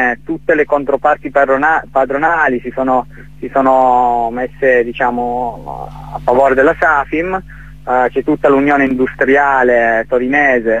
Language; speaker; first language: Italian; native; Italian